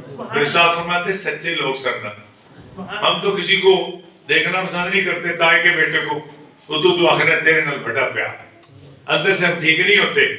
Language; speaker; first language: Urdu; non-native, local second language; Punjabi